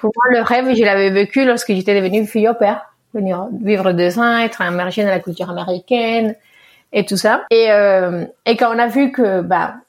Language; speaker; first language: French; early bilingual, other home language; Spanish